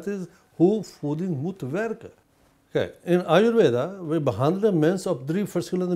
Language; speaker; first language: Dutch; non-native, fluent; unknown